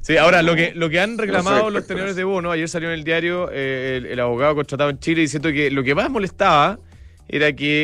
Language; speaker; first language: Spanish; native; Spanish